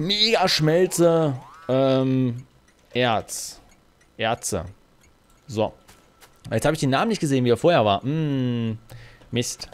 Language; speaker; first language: German; native; German